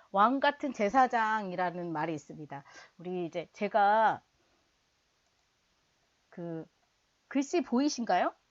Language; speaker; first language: Korean; native; Korean